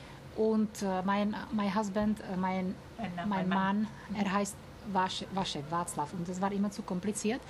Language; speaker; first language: German; non-native, learner; Czech